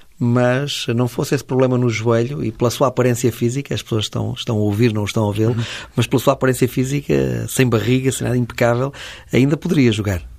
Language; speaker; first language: Portuguese; native; Portuguese